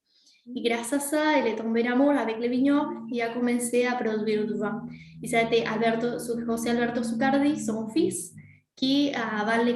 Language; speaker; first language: French; non-native, fluent; Spanish